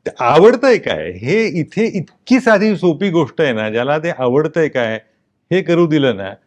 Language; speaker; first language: Marathi; native; Marathi